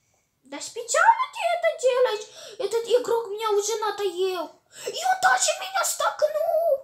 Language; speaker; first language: Russian; early bilingual, heritage; Russian